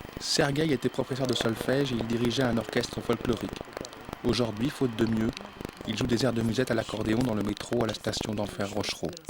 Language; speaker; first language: French; native; French